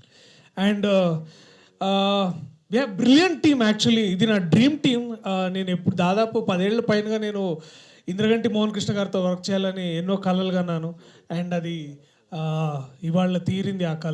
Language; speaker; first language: Telugu; native; Telugu